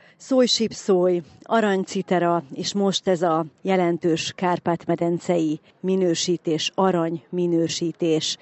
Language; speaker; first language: Hungarian; native; Hungarian